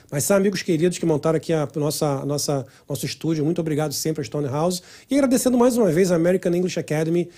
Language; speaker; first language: Portuguese; native; Portuguese